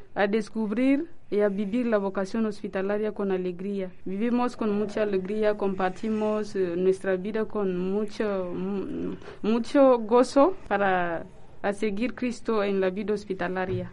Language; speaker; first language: Spanish; non-native, learner; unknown